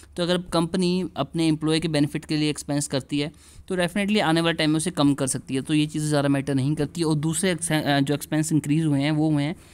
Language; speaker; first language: Hindi; native; Hindi